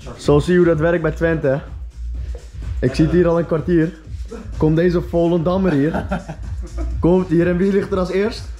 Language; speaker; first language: Dutch; early bilingual, other home language; Turkish